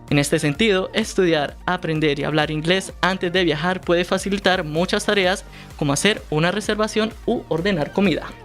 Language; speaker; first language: Spanish; native; Spanish